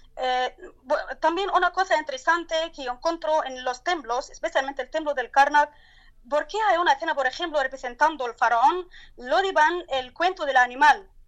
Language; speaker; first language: Spanish; non-native, learner; Turkish